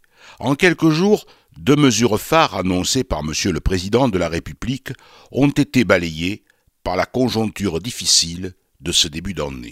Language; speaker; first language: French; native; French